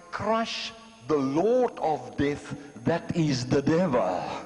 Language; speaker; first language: English; non-native, local second language; Afrikaans